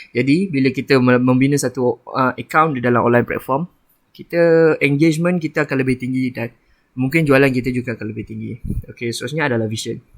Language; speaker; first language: Malay; native; Malay